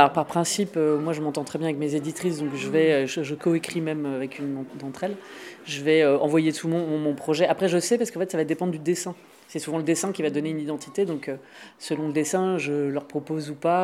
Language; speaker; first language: French; native; French